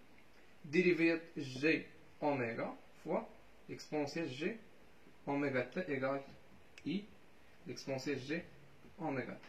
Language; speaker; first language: French; non-native, local second language; Arabic